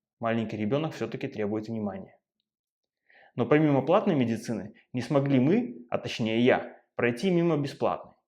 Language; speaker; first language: Russian; native; Russian